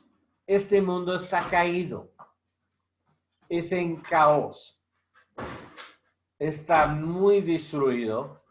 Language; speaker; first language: Spanish; non-native, learner; English